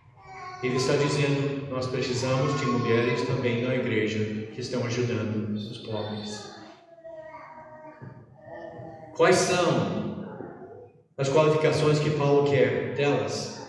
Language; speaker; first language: Portuguese; non-native, fluent; English